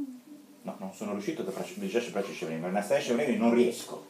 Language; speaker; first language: Italian; non-native, fluent; Russian